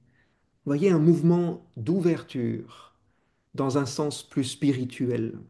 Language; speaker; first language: French; native; French